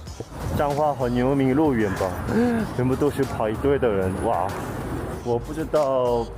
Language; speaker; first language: Chinese; non-native, fluent; Korean